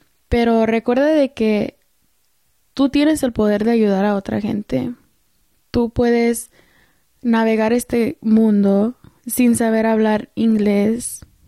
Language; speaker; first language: Spanish; early bilingual, heritage; Spanish